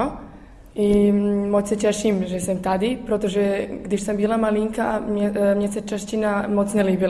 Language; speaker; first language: Czech; early bilingual, heritage; Serbian